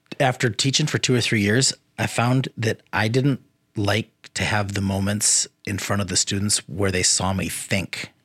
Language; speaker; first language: English; native; English